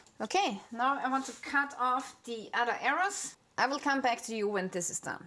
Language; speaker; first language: English; non-native, fluent; German